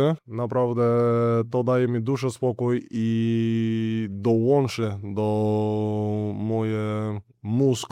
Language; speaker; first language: Polish; non-native, learner; Spanish